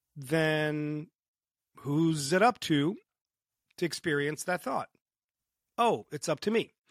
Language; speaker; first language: English; early bilingual, other home language; Romanian